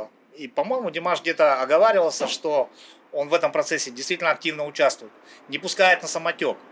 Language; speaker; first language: Russian; native; Russian